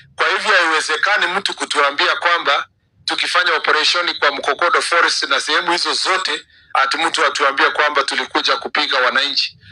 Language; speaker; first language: Swahili; non-native, local second language; Kalenjin